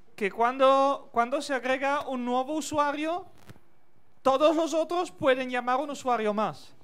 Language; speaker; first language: Spanish; non-native, fluent; Italian